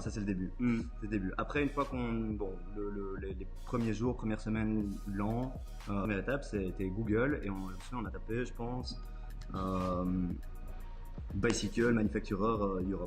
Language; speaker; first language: French; native; French